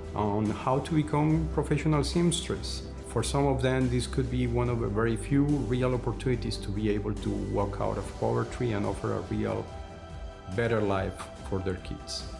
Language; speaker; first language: English; non-native, fluent; Spanish